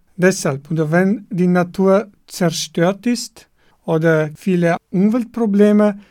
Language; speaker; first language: German; non-native, fluent; Armenian